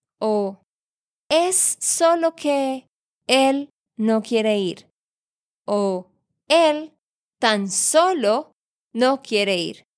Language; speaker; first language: Spanish; native; Spanish